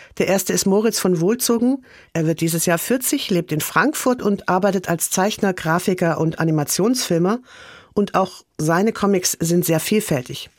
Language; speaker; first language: German; native; German